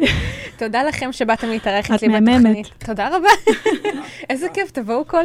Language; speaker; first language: Hebrew; native; Hebrew